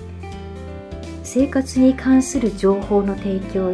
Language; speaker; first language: Japanese; native; Japanese